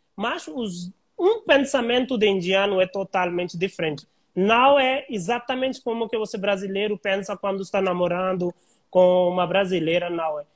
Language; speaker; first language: Portuguese; non-native, learner; Hindi